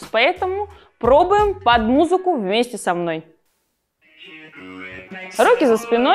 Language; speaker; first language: Russian; native; Russian